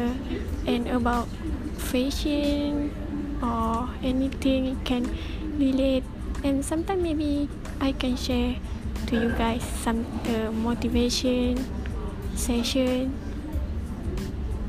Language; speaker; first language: English; non-native, local second language; Malay